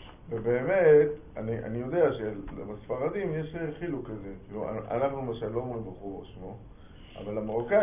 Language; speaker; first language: Hebrew; non-native, fluent; English